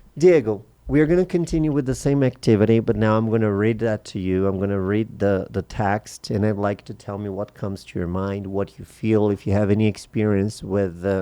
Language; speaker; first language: English; non-native, fluent; Portuguese